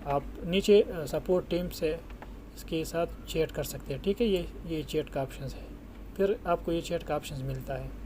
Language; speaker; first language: Urdu; non-native, local second language; Pashto